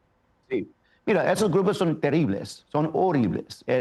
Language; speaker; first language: Spanish; early bilingual, heritage; Spanish